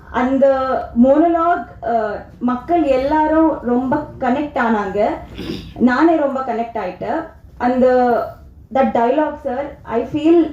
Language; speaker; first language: Tamil; non-native, learner; Telugu